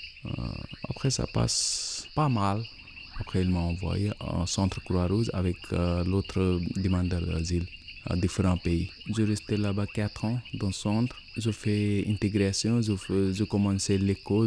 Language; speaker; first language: French; non-native, learner; Nepali